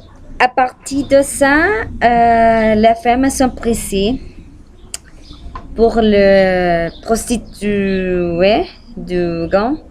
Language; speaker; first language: French; non-native, learner; Spanish